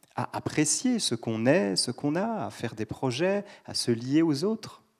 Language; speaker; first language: French; native; French